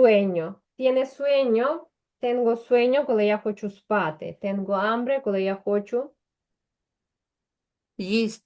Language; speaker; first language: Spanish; non-native, fluent; Ukrainian